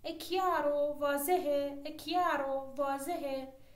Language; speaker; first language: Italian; non-native, fluent; Persian